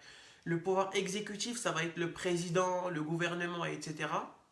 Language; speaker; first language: French; native; French